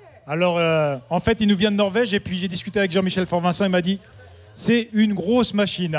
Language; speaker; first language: French; native; French